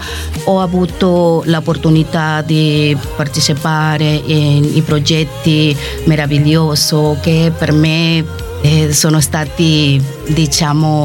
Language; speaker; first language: Italian; non-native, fluent; Spanish